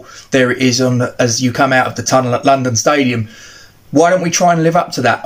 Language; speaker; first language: English; native; English